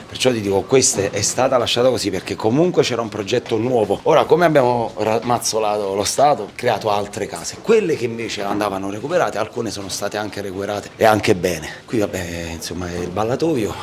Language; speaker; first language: Italian; native; Italian